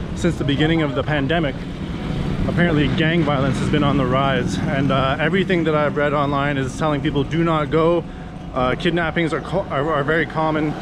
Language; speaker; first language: English; native; English